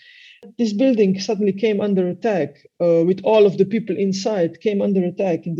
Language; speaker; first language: English; non-native, fluent; Slovenian